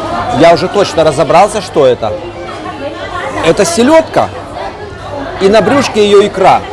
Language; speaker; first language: Russian; native; Russian